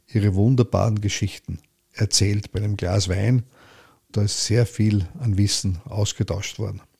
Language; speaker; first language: German; native; German